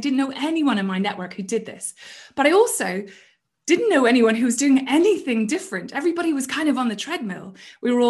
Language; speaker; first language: English; native; English